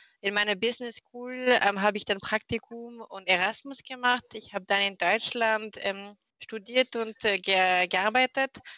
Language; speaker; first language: German; non-native, fluent; French